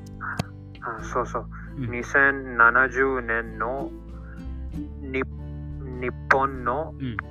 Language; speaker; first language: Japanese; non-native, learner; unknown